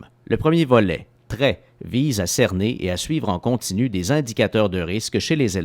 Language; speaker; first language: French; native; French